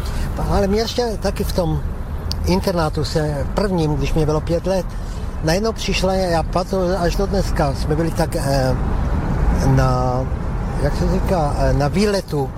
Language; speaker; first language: Czech; non-native, local second language; Slovak